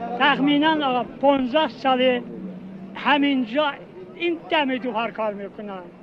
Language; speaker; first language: Persian; non-native, local second language; Azerbaijani